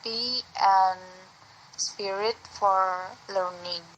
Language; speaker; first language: English; non-native, learner; Indonesian